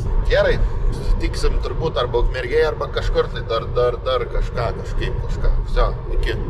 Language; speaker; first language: Lithuanian; native; Lithuanian